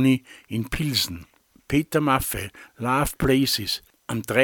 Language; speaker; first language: German; native; German